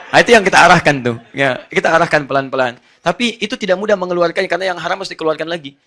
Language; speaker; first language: Indonesian; non-native, fluent; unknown